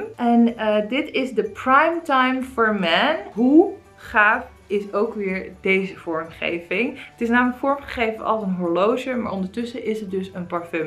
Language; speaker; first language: Dutch; native; Dutch